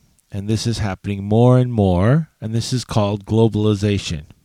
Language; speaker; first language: English; native; English